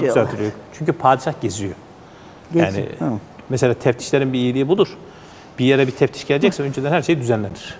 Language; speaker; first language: Turkish; native; Turkish